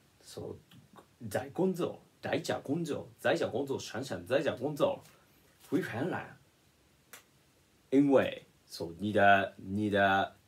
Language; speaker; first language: Chinese; non-native, learner; Japanese